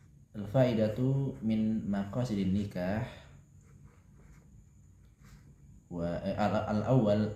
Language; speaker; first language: Arabic; non-native, learner; Indonesian